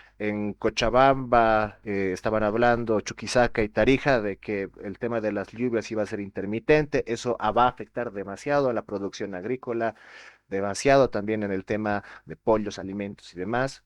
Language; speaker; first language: Spanish; native; Spanish